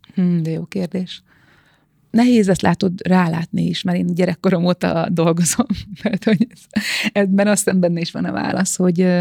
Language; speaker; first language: Hungarian; native; Hungarian